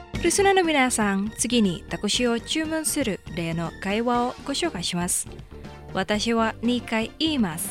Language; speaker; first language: Japanese; non-native, fluent; Indonesian